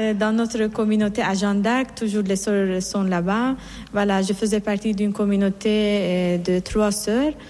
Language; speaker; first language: French; non-native, fluent; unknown